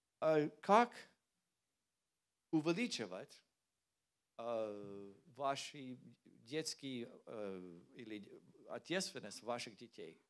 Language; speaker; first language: Russian; non-native, learner; English